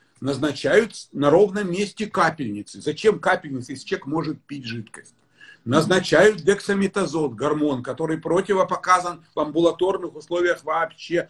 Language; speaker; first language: Russian; native; Russian